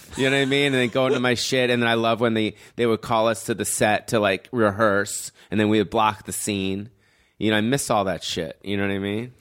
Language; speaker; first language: English; native; English